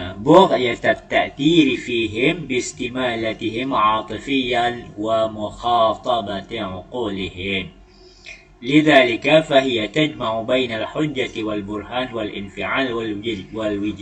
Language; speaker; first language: Arabic; non-native, fluent; Malay